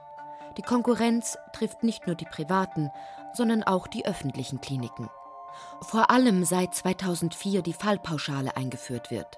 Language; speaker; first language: German; native; German